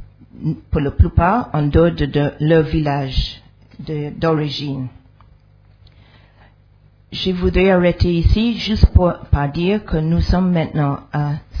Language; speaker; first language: French; non-native, fluent; English